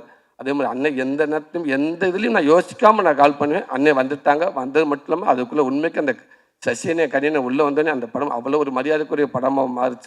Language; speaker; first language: Tamil; native; Tamil